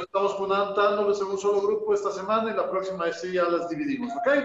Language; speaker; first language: Spanish; native; Spanish